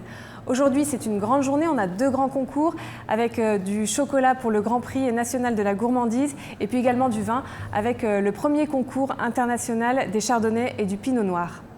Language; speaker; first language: French; native; French